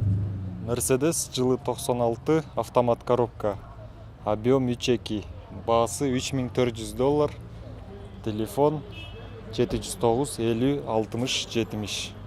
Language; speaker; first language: Kyrgyz; native; Kyrgyz